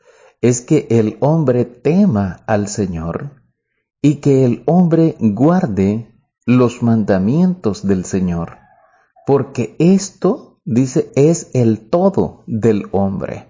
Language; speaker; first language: Spanish; native; Spanish